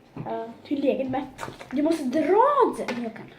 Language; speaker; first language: Swedish; early bilingual, other home language; Turkish